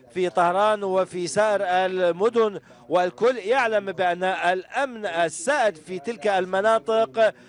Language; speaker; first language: Arabic; non-native, fluent; Persian